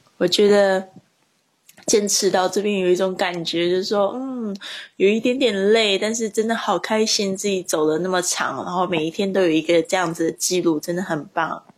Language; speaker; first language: Chinese; native; Chinese